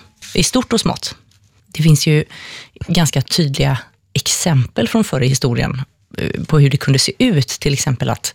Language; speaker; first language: Swedish; native; Swedish